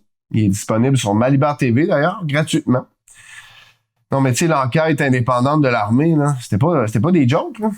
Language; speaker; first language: French; native; French